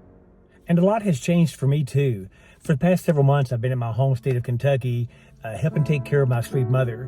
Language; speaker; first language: English; native; English